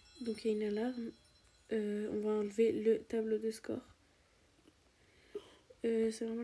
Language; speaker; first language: French; native; French